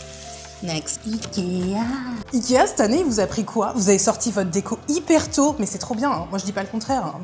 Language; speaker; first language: French; native; French